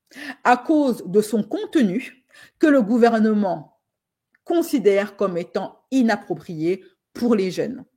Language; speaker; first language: French; native; French